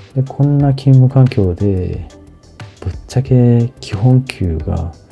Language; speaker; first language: Japanese; non-native, fluent; Korean